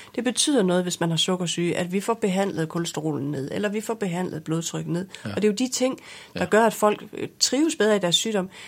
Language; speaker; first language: Danish; native; Danish